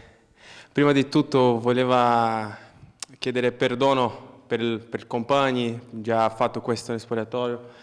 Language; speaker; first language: Italian; non-native, fluent; Portuguese